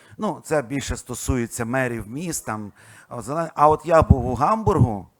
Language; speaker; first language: Ukrainian; non-native, local second language; Russian